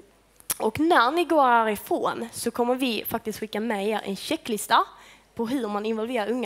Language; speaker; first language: Swedish; native; Swedish